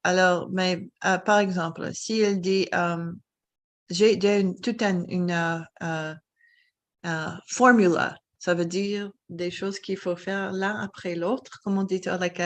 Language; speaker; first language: French; non-native, learner; English